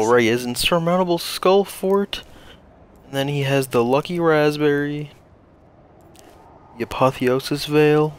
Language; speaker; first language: English; native; English